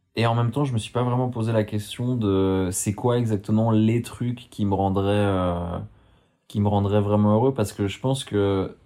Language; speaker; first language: French; native; French